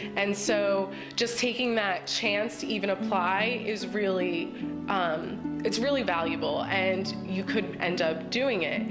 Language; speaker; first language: English; native; English